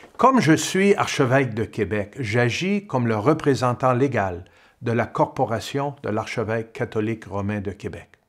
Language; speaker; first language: French; native; French